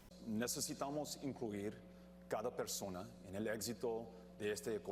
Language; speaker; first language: Spanish; non-native, learner; English